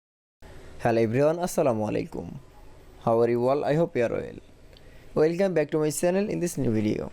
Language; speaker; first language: English; non-native, learner; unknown